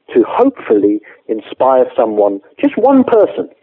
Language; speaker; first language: English; native; English